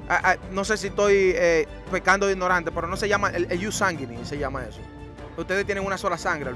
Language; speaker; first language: Spanish; native; Spanish